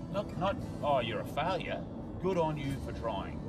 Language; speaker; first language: English; native; English